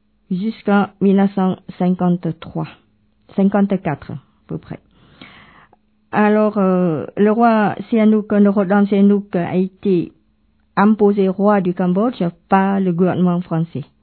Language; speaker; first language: French; non-native, local second language; Khmer